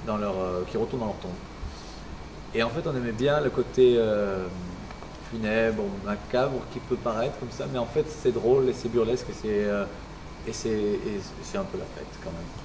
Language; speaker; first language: French; native; French